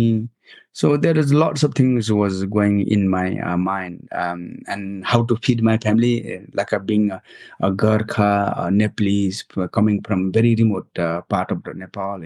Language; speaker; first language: English; non-native, local second language; Nepali